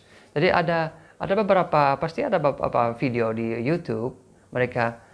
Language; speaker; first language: Indonesian; non-native, fluent; English